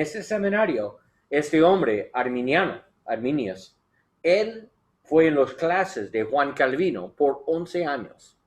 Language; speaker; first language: Spanish; non-native, learner; English